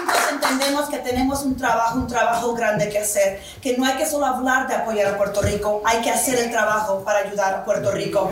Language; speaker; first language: Spanish; early bilingual, heritage; Spanish